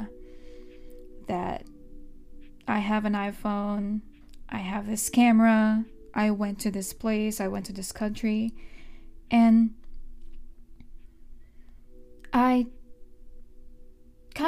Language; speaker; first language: English; non-native, local second language; Filipino